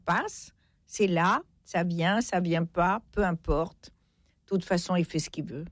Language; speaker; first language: French; native; French